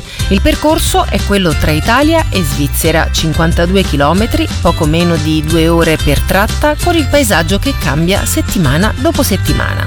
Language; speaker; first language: Italian; native; Italian